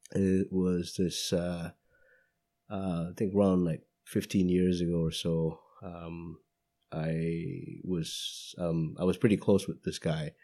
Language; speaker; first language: English; non-native, fluent; Indonesian